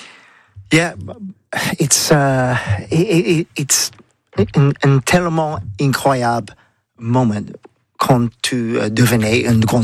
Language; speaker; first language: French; non-native, learner; English